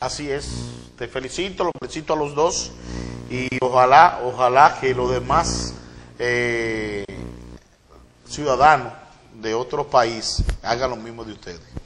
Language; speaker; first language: Spanish; native; Spanish